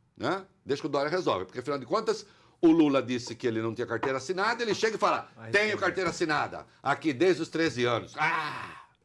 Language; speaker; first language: Portuguese; native; Portuguese